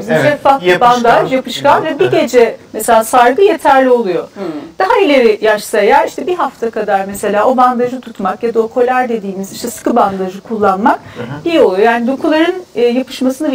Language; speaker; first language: Turkish; native; Turkish